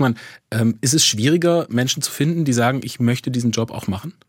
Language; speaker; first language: German; native; German